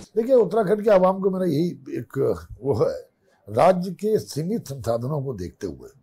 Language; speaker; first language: Hindi; native; Hindi